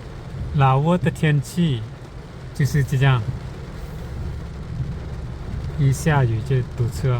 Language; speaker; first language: Chinese; non-native, fluent; Lao